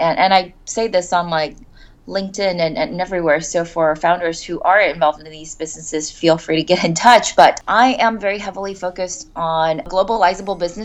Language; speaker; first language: English; native; English